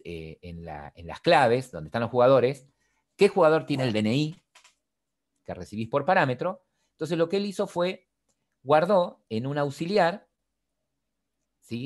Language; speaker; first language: Spanish; native; Spanish